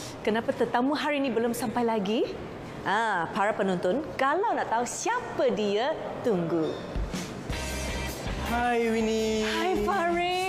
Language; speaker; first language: Malay; native; Malay